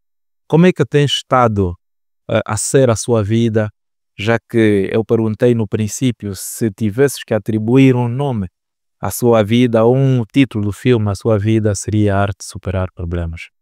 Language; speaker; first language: Portuguese; native; Portuguese